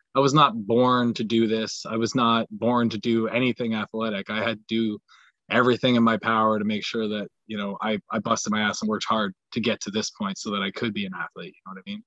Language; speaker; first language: English; native; English